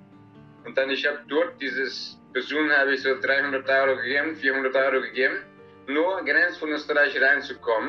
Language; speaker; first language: German; non-native, learner; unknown